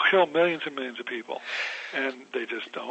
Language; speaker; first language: English; native; English